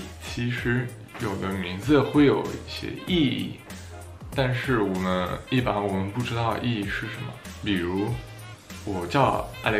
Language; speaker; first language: Chinese; non-native, fluent; French